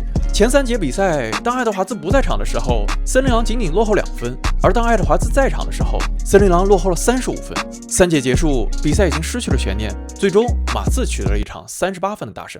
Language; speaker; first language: Chinese; native; Chinese